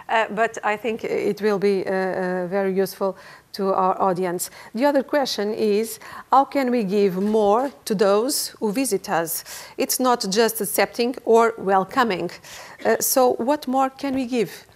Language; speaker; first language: English; non-native, fluent; Portuguese